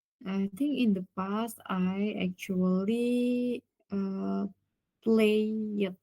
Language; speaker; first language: English; non-native, learner; Indonesian